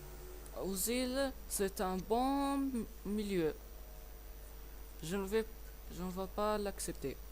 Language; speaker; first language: French; non-native, learner; English